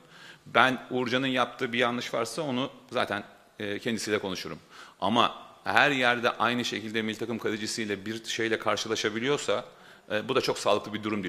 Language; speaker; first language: Turkish; native; Turkish